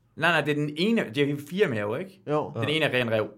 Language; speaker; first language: Danish; non-native, fluent; Persian